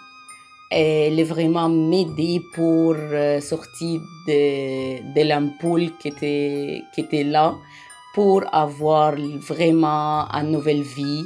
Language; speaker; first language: French; non-native, learner; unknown